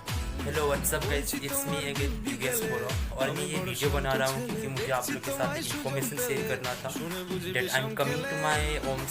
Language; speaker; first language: Hindi; non-native, local second language; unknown